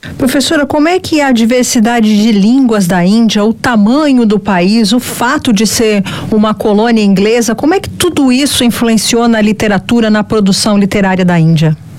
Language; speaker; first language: Portuguese; native; Portuguese